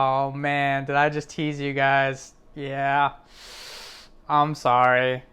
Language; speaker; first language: English; native; English